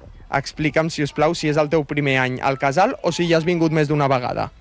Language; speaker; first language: Catalan; native; Catalan